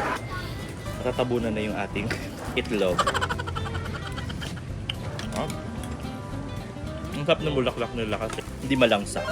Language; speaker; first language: Filipino; non-native, local second language; Bikol